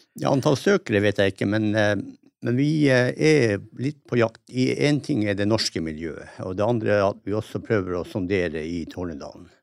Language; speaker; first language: Norwegian; native; Norwegian